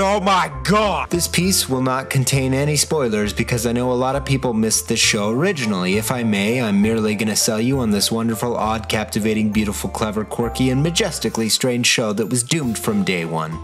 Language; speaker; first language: English; native; English